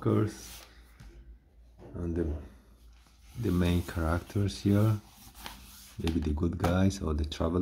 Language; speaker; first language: English; non-native, fluent; Portuguese